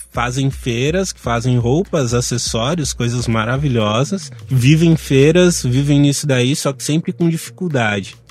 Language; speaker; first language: Portuguese; native; Portuguese